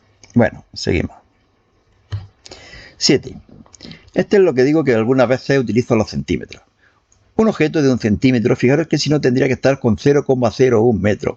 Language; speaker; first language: Spanish; native; Spanish